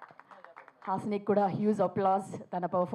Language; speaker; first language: Telugu; native; Telugu